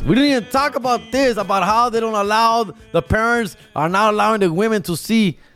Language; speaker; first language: English; early bilingual, other home language; Spanish